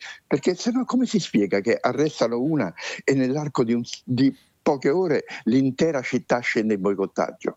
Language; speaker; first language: Italian; native; Italian